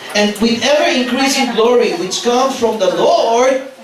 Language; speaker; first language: English; non-native, local second language; Filipino